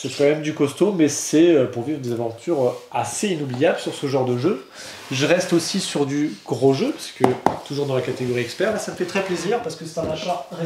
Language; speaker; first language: French; native; French